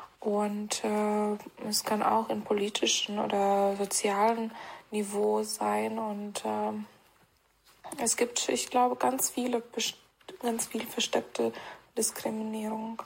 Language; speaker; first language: German; non-native, fluent; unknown